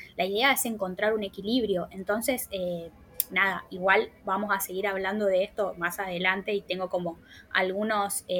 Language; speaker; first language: Spanish; native; Spanish